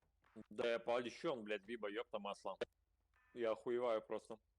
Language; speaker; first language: Russian; native; Russian